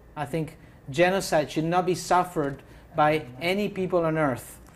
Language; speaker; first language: English; non-native, fluent; Spanish